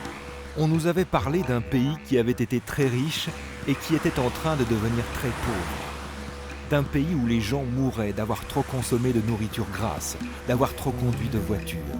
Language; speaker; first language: French; native; French